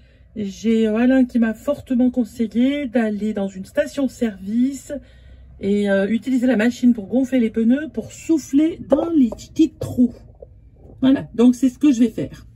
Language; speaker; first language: French; native; French